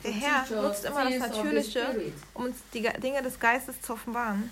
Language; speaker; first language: German; native; German